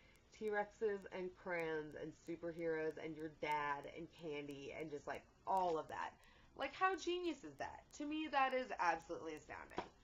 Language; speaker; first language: English; native; English